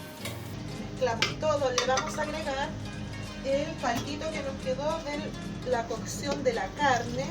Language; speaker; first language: Spanish; native; Spanish